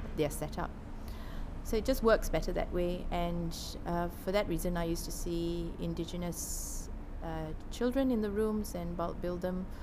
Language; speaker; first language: English; non-native, local second language; Tamil